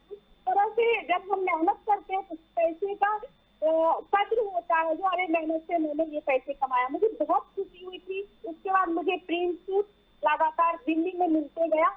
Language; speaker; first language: Hindi; non-native, local second language; Maithili